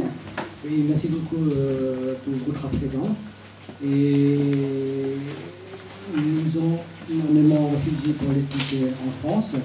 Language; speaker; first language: French; non-native, learner; Burmese